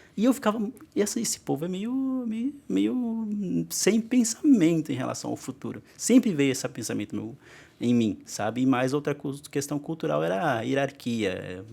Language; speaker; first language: Portuguese; non-native, local second language; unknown